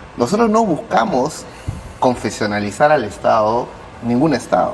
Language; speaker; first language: Spanish; native; Spanish